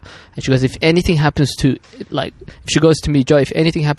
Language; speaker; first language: English; early bilingual, other home language; Arabic